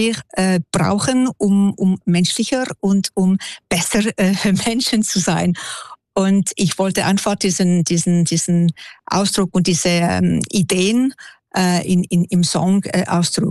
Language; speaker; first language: German; non-native, local second language; French